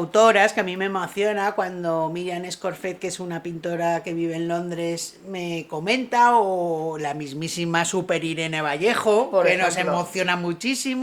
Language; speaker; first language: Spanish; native; Spanish